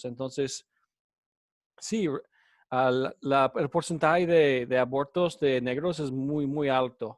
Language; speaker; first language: Spanish; non-native, fluent; English